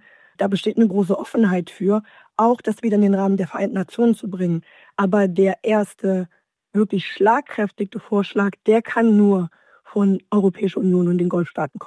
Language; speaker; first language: German; native; German